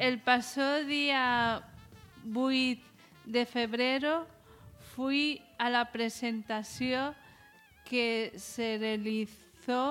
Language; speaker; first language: Spanish; non-native, local second language; Catalan